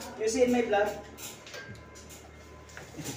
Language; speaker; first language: English; non-native, learner; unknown